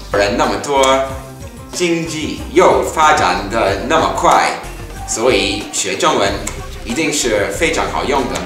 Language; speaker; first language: Chinese; non-native, learner; English